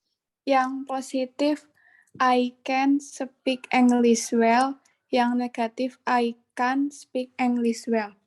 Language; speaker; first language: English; non-native, learner; Indonesian